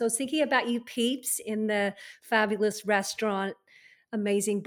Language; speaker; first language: English; native; English